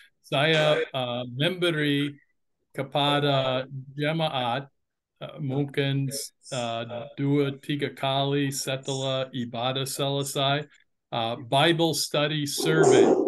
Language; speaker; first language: Indonesian; non-native, fluent; English